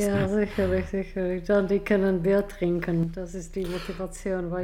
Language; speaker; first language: German; non-native, fluent; Czech